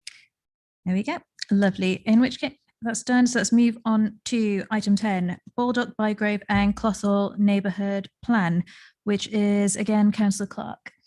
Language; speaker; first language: English; native; English